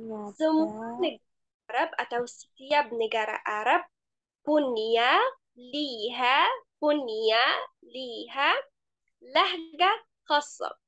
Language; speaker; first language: Indonesian; non-native, fluent; Arabic